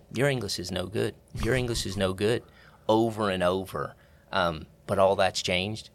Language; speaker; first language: English; native; English